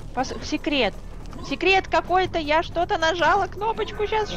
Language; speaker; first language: Russian; native; Russian